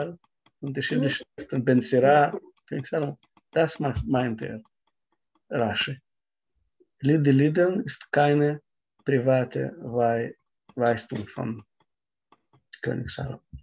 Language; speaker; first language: German; non-native, fluent; Russian